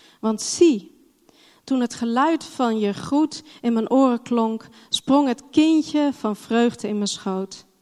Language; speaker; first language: Dutch; non-native, fluent; English